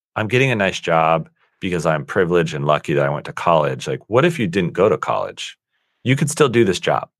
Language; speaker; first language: English; native; English